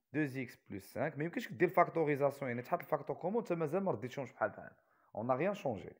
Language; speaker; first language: French; non-native, local second language; Arabic